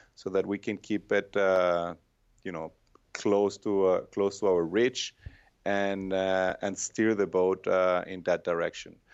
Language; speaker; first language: English; non-native, fluent; Spanish